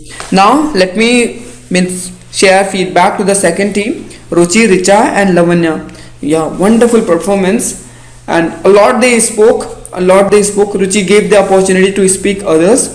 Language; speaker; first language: English; non-native, local second language; Hindi